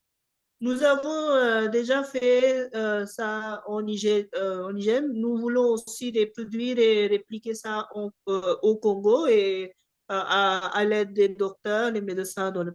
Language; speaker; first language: French; non-native, fluent; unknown